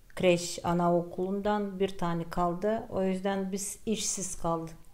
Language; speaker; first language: Turkish; non-native, fluent; Gagauz